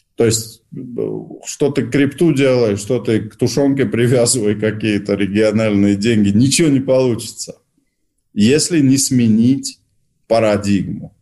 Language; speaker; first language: Russian; non-native, local second language; Georgian